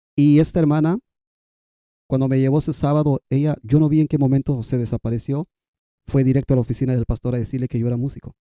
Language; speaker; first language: Spanish; non-native, local second language; Kʼicheʼ